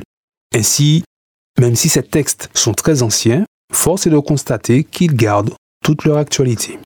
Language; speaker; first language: French; native; French